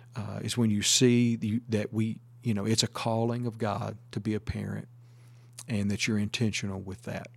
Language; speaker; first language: English; native; English